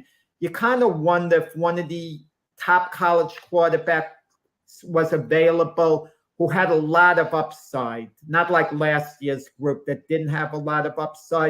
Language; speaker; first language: English; native; English